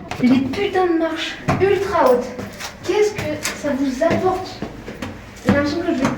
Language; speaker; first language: French; native; French